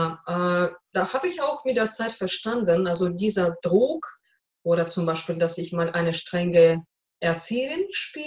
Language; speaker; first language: German; non-native, fluent; Russian